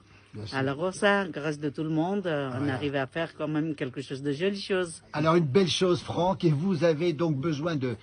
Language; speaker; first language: French; non-native, learner; Sherpa